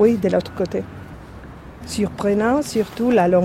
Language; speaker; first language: French; non-native, fluent; Spanish